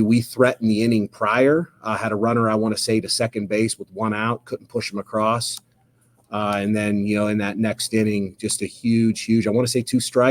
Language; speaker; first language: English; native; English